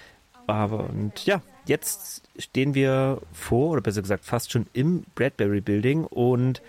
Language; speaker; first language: German; native; German